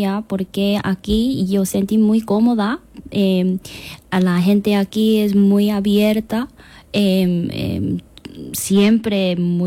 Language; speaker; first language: Spanish; non-native, learner; Korean